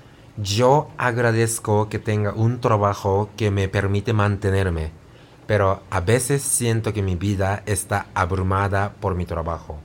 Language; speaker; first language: Spanish; non-native, fluent; Japanese